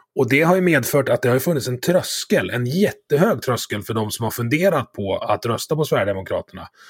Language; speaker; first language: Swedish; native; Swedish